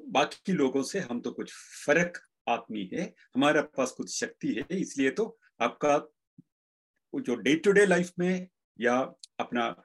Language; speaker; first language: Hindi; non-native, local second language; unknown